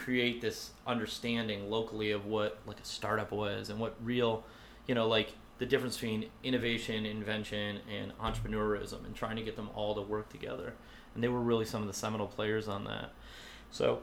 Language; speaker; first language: English; native; English